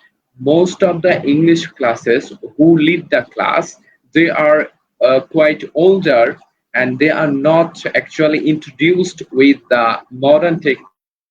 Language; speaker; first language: English; non-native, learner; Bangla